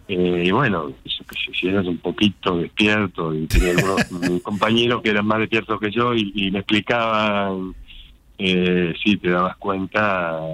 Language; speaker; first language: Spanish; native; Spanish